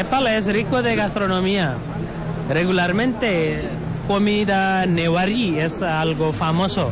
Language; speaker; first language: Spanish; non-native, learner; Nepali